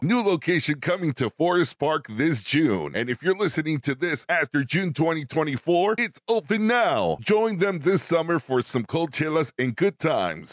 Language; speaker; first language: English; early bilingual, other home language; Spanish